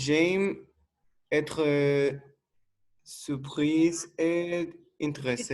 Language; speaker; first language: French; non-native, learner; Spanish